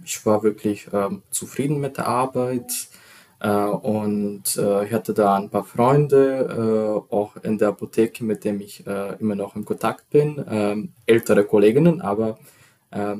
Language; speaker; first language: German; non-native, fluent; Serbian